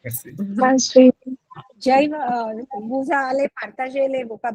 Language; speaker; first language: French; non-native, learner; Hindi